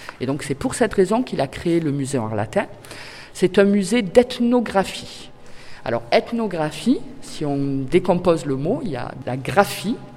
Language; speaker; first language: French; native; French